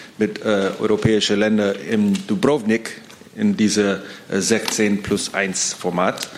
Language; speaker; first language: German; non-native, learner; English